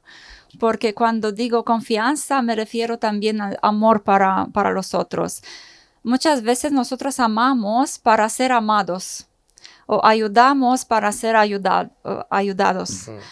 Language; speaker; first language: Spanish; non-native, fluent; Romanian